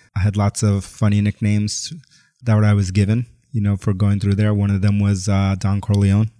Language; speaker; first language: English; native; English